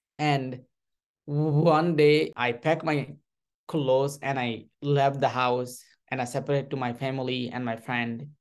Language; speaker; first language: English; non-native, learner; Rohingya